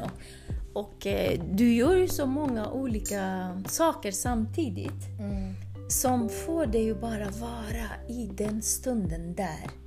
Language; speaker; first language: Swedish; early bilingual, other home language; Kurdish